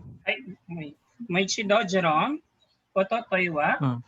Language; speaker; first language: Japanese; non-native, fluent; Filipino